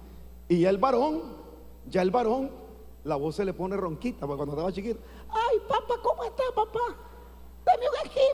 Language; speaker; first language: Spanish; native; Spanish